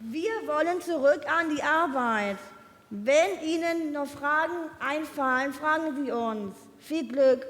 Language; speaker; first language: German; non-native, learner; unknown